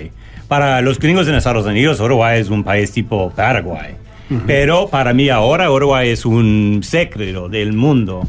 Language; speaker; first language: Spanish; non-native, learner; English